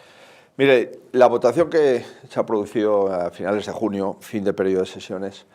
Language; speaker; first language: Spanish; native; Spanish